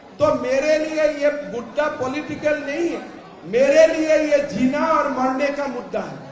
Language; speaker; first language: Hindi; non-native, local second language; Assamese